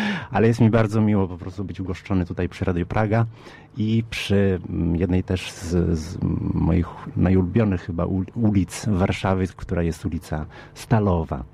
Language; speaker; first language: Polish; early bilingual, heritage; Polish